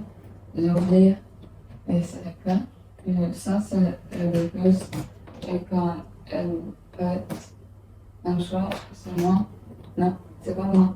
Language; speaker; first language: French; non-native, learner; English